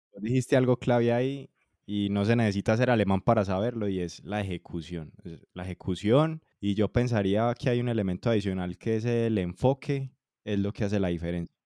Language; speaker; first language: Spanish; native; Spanish